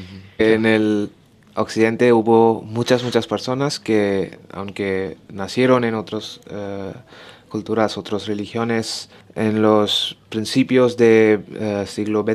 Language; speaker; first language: Spanish; non-native, learner; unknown